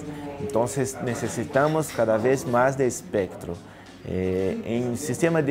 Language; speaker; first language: Spanish; non-native, learner; Portuguese